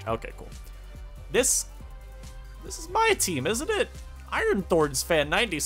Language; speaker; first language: English; native; English